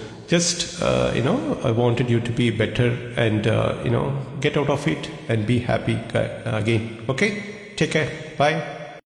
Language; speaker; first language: English; non-native, local second language; Tamil